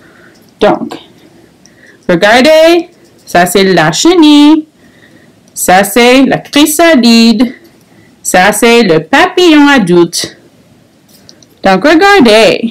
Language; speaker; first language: French; non-native, fluent; English